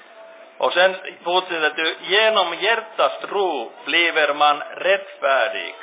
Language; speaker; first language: Swedish; non-native, local second language; Finnish